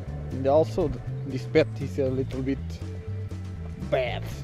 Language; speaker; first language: English; non-native, learner; Portuguese